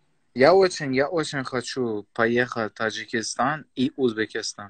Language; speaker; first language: Russian; non-native, fluent; Persian